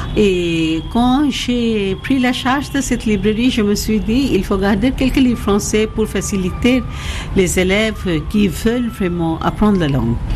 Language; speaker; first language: French; non-native, fluent; Bangla